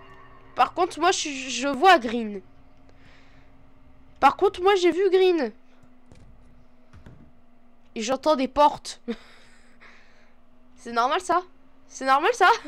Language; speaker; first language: French; native; French